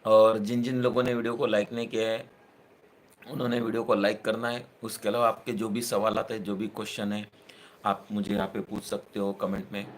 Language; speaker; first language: Hindi; non-native, local second language; Marathi